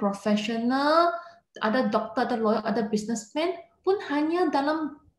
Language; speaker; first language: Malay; non-native, local second language; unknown